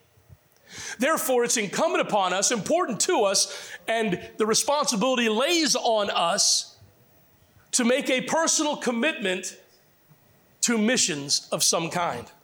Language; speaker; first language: English; native; English